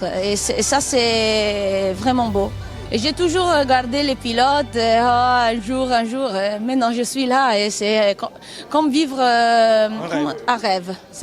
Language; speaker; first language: French; non-native, fluent; Italian